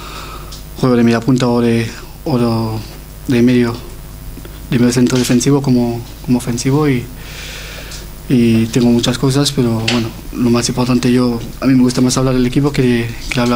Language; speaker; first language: Spanish; non-native, fluent; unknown